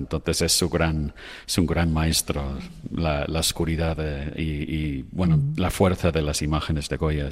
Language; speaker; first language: Spanish; non-native, fluent; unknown